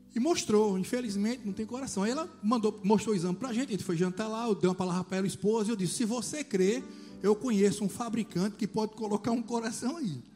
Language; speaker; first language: Portuguese; native; Portuguese